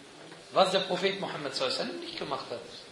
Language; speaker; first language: German; non-native, fluent; Arabic